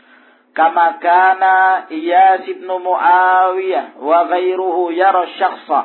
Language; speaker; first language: Arabic; non-native, fluent; Indonesian